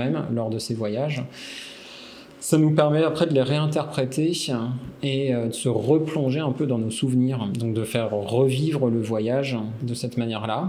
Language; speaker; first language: French; native; French